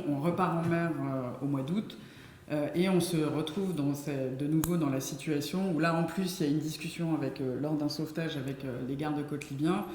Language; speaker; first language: French; native; French